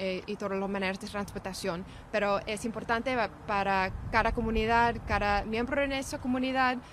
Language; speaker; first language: Spanish; non-native, learner; English